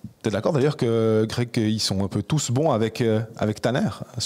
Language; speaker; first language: French; native; French